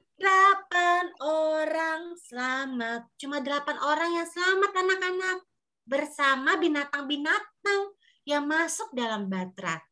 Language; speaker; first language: Indonesian; native; Indonesian